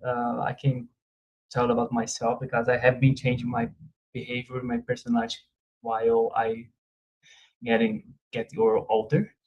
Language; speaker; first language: English; non-native, fluent; Portuguese